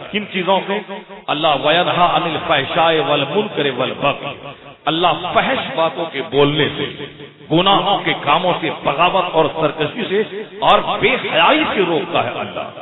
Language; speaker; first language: Urdu; non-native, local second language; Odia